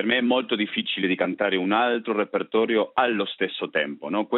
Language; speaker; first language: Italian; non-native, fluent; Spanish